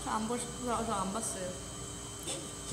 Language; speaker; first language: Korean; non-native, fluent; Thai